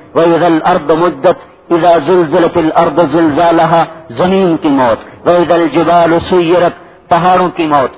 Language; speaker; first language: Urdu; non-native, local second language; Saraiki